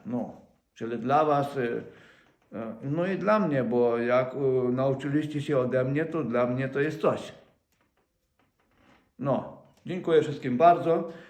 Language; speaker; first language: Polish; non-native, fluent; Ukrainian